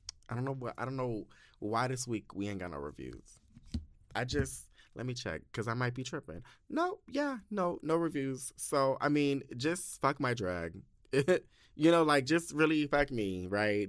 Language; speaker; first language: English; native; English